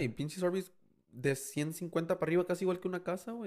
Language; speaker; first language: Spanish; early bilingual, heritage; Spanish